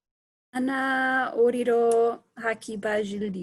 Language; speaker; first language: Arabic; non-native, learner; English